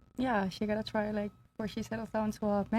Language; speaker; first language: English; non-native, learner; French